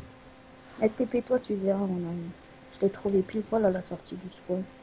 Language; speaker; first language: French; native; French